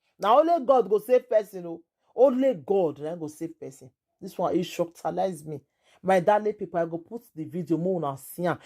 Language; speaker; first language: Nigerian Pidgin; native; Nigerian Pidgin